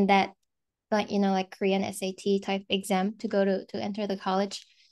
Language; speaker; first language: English; non-native, fluent; Korean